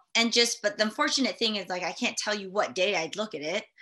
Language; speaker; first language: English; early bilingual, other home language; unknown